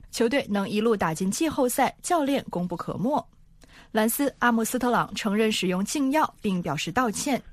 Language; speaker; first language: Chinese; native; Chinese